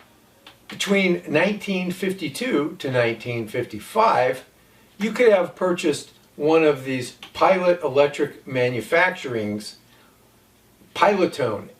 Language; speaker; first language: English; native; English